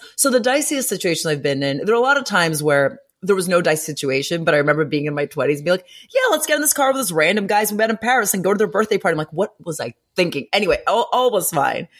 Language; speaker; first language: English; early bilingual, other home language; Greek